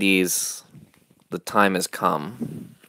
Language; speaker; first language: English; native; English